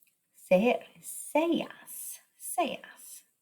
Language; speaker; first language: Spanish; non-native, fluent; English